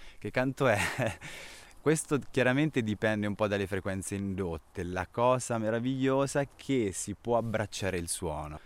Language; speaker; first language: Italian; native; Italian